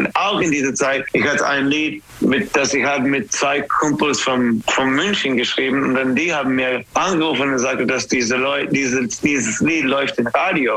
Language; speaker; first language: German; non-native, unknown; English